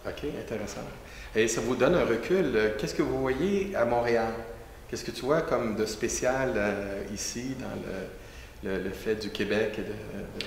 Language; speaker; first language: French; native; French